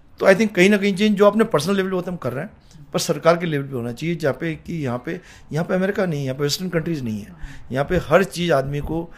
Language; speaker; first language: Hindi; native; Hindi